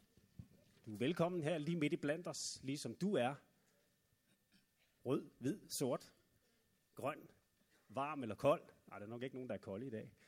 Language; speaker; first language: Danish; native; Danish